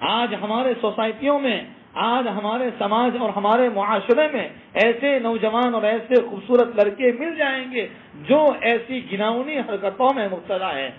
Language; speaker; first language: Urdu; non-native, local second language; Gujarati